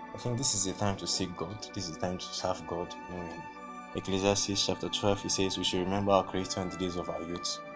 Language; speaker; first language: English; non-native, local second language; Igbo